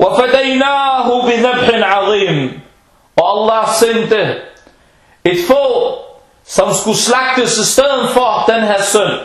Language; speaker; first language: Danish; non-native, fluent; Arabic